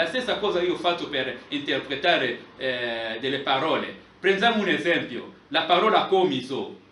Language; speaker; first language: Italian; non-native, fluent; Lingala